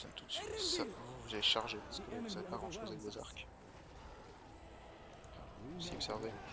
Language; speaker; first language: French; native; French